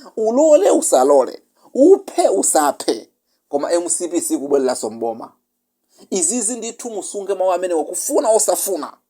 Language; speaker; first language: Nyanja; non-native, local second language; Yao